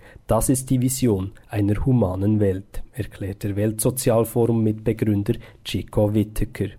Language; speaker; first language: German; native; German